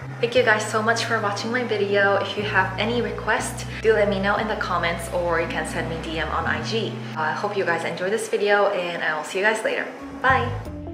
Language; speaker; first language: English; non-native, fluent; Japanese